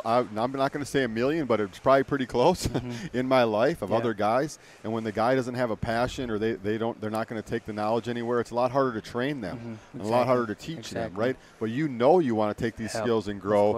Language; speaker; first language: English; native; English